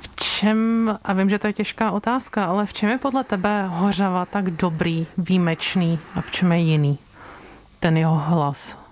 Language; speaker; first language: Czech; native; Czech